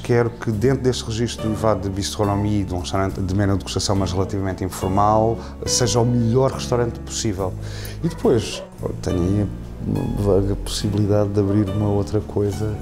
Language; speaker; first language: Portuguese; native; Portuguese